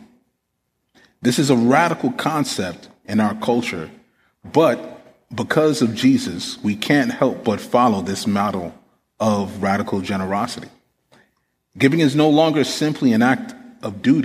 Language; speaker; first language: English; native; English